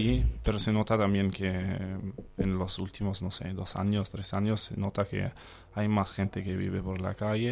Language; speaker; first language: Spanish; non-native, fluent; Danish